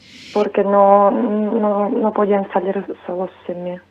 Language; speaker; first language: Spanish; non-native, fluent; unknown